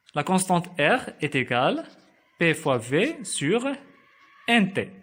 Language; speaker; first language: French; non-native, local second language; Arabic